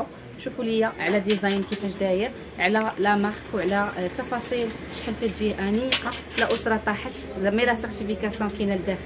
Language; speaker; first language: Arabic; native; Arabic